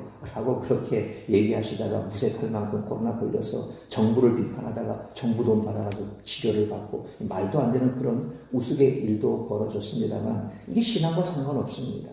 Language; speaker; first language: Korean; native; Korean